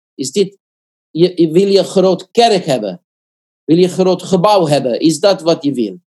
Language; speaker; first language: Dutch; non-native, fluent; Korean